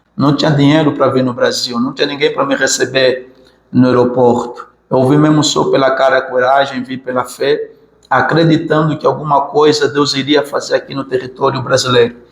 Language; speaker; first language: Portuguese; native; Portuguese